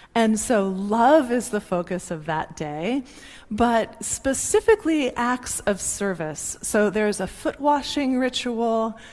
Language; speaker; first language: English; native; English